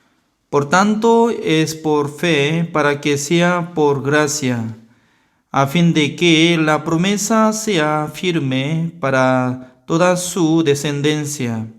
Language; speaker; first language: Spanish; non-native, learner; Korean